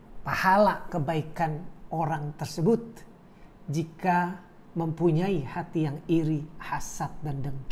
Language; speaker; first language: Indonesian; native; Indonesian